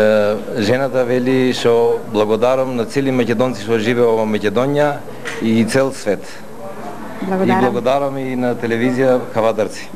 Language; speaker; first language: Macedonian; early bilingual, heritage; Macedonian